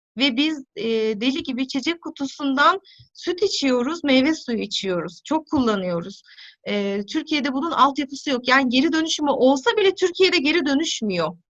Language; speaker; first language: Turkish; native; Turkish